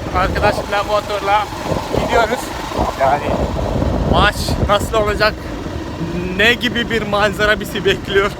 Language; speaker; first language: Turkish; non-native, fluent; Malayalam